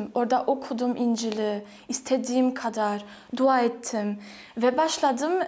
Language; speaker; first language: Turkish; non-native, fluent; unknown